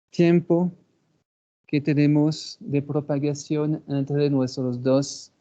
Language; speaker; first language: Spanish; non-native, fluent; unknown